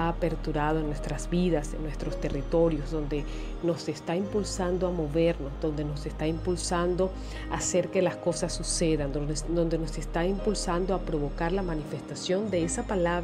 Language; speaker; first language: Spanish; native; Spanish